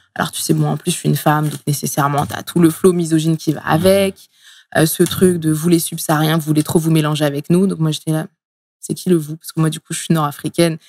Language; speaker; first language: French; early bilingual, other home language; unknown